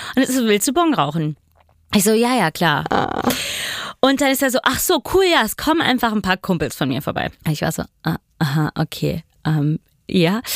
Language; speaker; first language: German; non-native, fluent; Italian